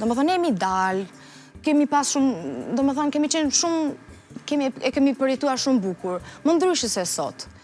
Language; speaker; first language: Albanian; early bilingual, heritage; Albanian